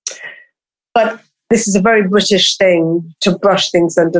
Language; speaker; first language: English; native; English